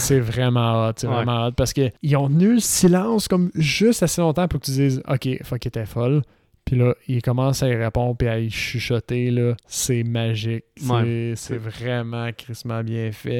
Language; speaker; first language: French; native; French